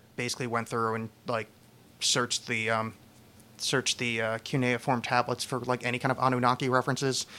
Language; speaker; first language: English; native; English